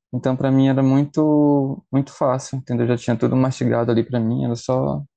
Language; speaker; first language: Portuguese; native; Portuguese